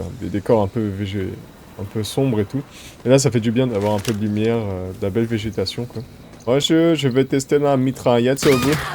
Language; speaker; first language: French; native; French